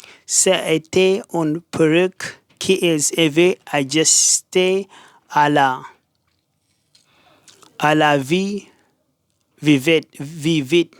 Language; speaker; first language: French; non-native, learner; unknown